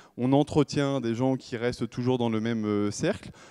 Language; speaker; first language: French; native; French